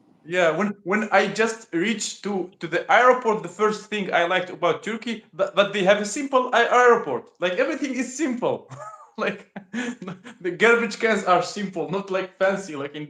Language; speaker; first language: English; non-native, learner; Russian